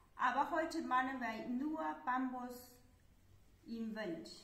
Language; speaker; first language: German; non-native, learner; Chinese